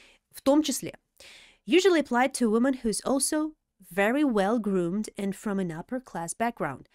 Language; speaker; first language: English; non-native, fluent; Russian